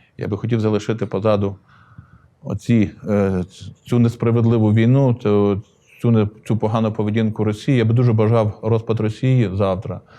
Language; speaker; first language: Ukrainian; native; Ukrainian